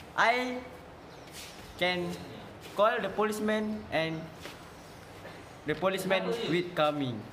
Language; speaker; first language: English; non-native, learner; Malay